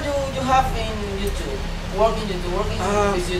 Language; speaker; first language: English; non-native, learner; Spanish